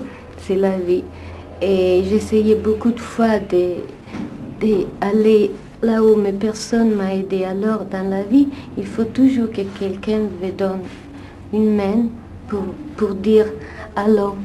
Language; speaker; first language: French; non-native, fluent; Italian